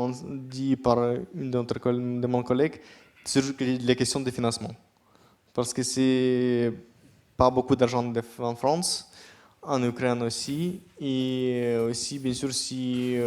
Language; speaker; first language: French; non-native, fluent; Ukrainian